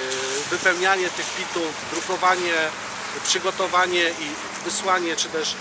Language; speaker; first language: Polish; native; Polish